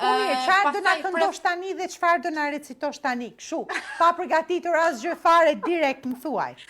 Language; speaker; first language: Albanian; native; Albanian